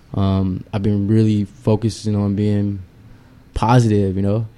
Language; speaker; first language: English; native; English